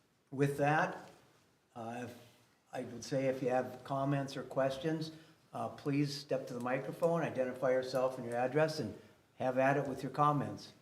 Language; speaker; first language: English; native; English